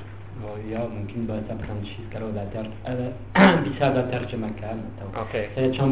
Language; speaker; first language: Indonesian; non-native, fluent; French